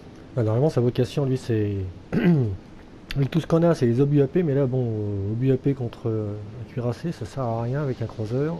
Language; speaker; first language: French; native; French